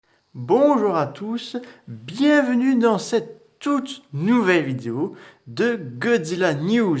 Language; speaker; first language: French; native; French